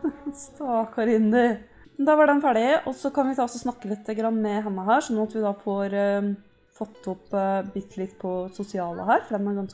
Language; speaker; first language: Norwegian; native; Norwegian